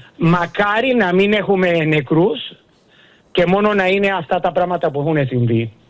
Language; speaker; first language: Greek; early bilingual, heritage; Greek